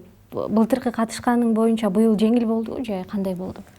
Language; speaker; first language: Kyrgyz; native; Kyrgyz